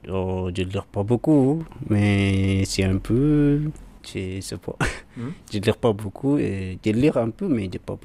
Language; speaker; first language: French; non-native, learner; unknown